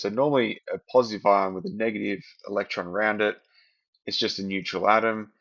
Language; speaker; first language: English; native; English